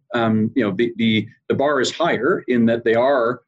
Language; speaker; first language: English; native; English